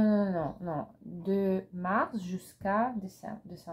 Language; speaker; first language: French; non-native, learner; Russian